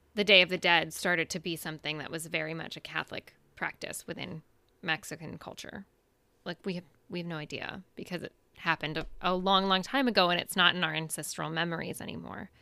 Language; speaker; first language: English; early bilingual, other home language; Spanish